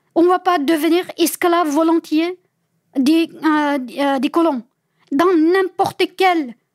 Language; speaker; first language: French; non-native, fluent; Chinese